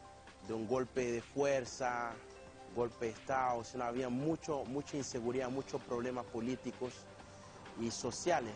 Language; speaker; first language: Spanish; non-native, fluent; Haitian Creole